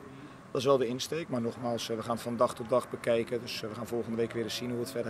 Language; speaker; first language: Dutch; native; Dutch